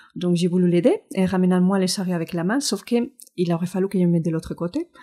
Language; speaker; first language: French; non-native, fluent; Spanish